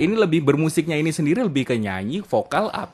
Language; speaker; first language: Indonesian; native; Indonesian